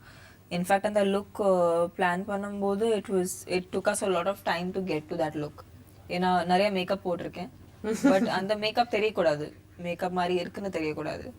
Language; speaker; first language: Tamil; non-native, fluent; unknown